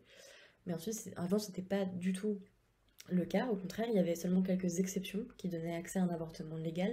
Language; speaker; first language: French; native; French